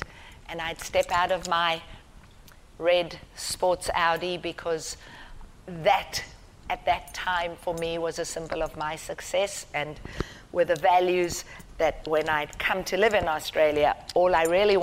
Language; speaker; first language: English; native; English